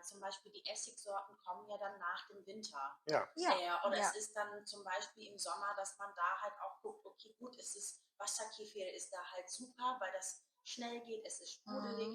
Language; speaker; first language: German; native; German